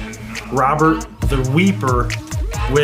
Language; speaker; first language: English; native; English